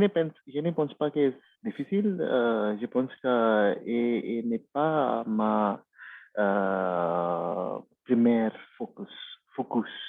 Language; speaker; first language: French; non-native, learner; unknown